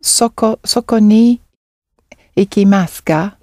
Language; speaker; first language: Japanese; non-native, learner; English